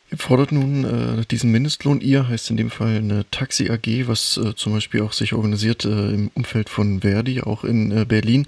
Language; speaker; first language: German; native; German